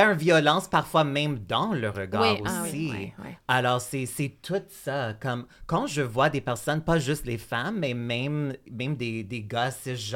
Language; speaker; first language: French; native; French